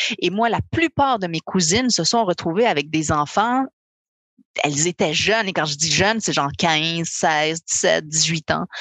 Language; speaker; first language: French; early bilingual, other home language; Spanish